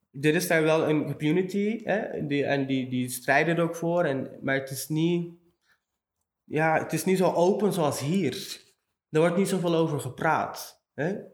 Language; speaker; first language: Dutch; early bilingual, other home language; Romany